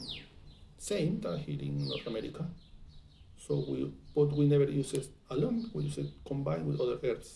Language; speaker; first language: English; non-native, fluent; Spanish